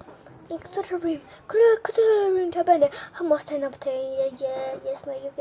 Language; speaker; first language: Polish; early bilingual, heritage; Polish